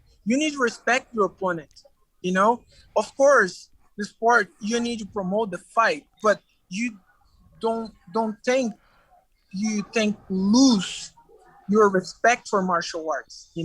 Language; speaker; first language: English; non-native, learner; Portuguese